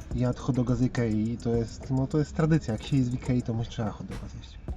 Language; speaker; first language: Polish; native; Polish